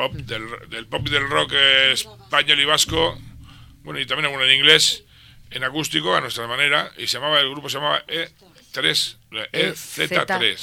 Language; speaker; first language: Spanish; native; Spanish